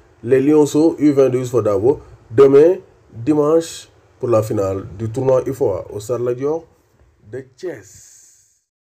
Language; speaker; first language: French; non-native, local second language; Wolof